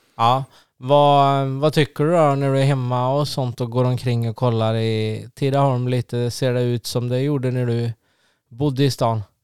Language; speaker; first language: Swedish; native; Swedish